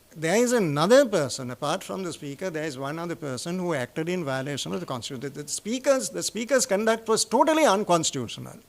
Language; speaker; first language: English; non-native, local second language; Sinhala